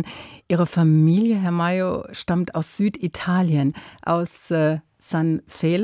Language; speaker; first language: German; native; German